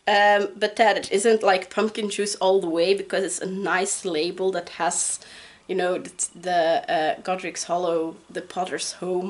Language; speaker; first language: English; non-native, fluent; Dutch